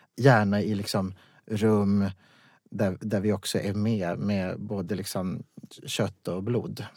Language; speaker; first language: Swedish; native; Swedish